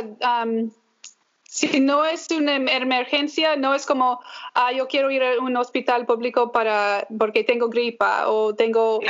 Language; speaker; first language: Spanish; early bilingual, heritage; English